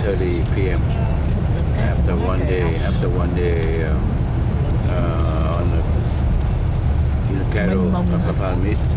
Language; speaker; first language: English; non-native, learner; Vietnamese